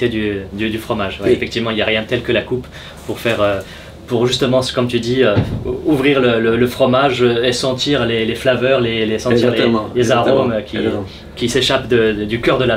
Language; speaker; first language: French; native; French